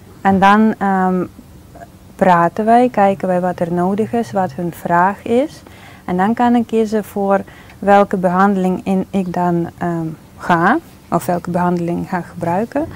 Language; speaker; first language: Dutch; non-native, fluent; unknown